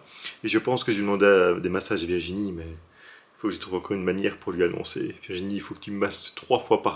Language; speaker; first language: French; native; French